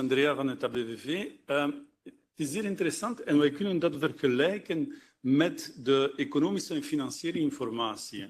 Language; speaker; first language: Dutch; non-native, local second language; French